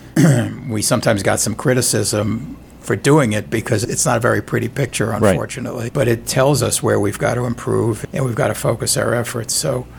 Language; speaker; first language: English; native; English